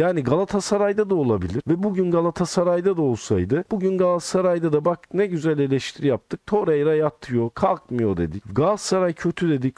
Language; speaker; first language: Turkish; native; Turkish